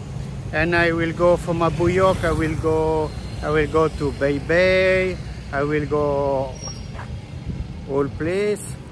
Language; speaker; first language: English; non-native, learner; French